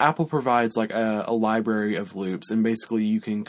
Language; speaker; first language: English; native; English